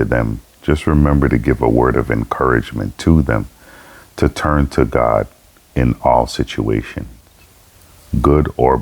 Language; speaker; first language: English; native; English